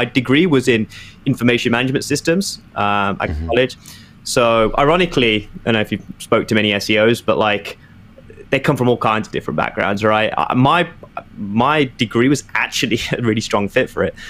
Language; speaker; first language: English; native; English